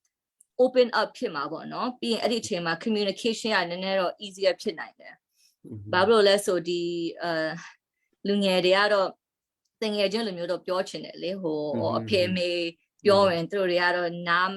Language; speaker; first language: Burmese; non-native, local second language; Hakha Chin